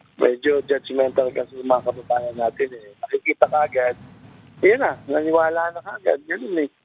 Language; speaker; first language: Filipino; native; Filipino